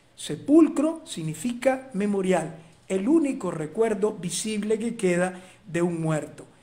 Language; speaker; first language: Spanish; native; Spanish